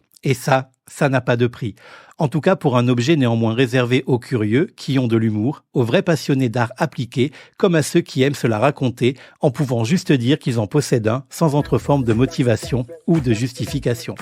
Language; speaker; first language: French; native; French